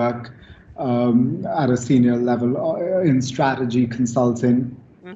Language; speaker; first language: English; non-native, local second language; Hindi